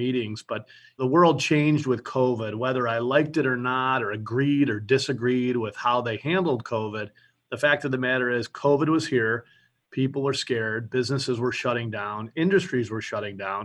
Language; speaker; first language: English; native; English